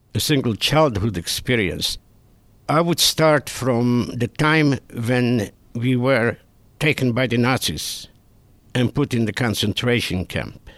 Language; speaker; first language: English; non-native, fluent; Hungarian